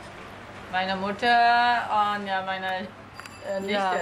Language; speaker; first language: German; non-native, learner; Burmese